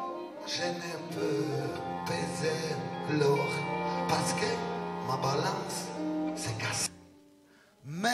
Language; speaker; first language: French; non-native, learner; Italian